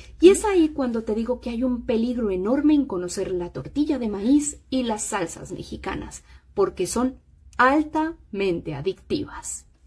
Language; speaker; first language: Spanish; native; Spanish